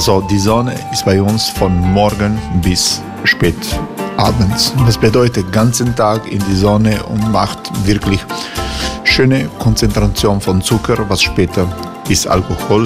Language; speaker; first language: German; non-native, fluent; Croatian